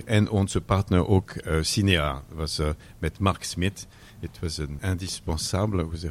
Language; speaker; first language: Dutch; non-native, learner; French